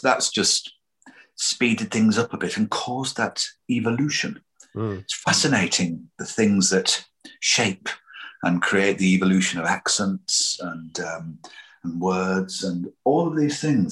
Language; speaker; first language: English; native; English